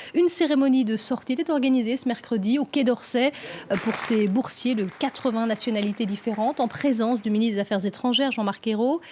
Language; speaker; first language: French; native; French